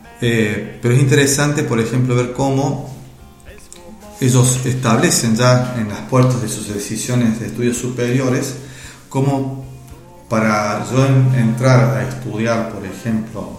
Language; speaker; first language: Spanish; native; Spanish